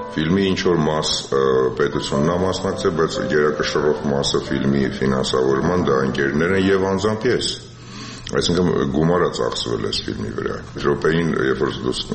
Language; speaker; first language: Armenian; native; Armenian